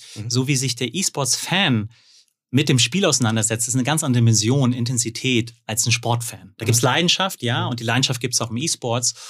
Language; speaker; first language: German; native; German